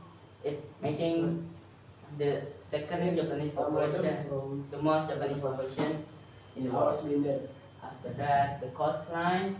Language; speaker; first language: English; non-native, learner; Indonesian